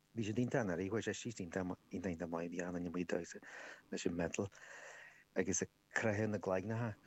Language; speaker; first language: Irish; native; Irish